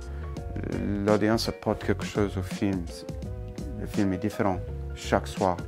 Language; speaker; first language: French; non-native, fluent; English